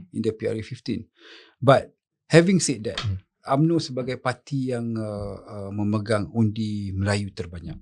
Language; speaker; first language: Malay; native; Malay